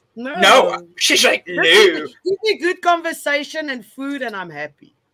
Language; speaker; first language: English; non-native, local second language; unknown